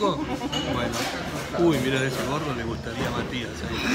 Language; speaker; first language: Spanish; native; Spanish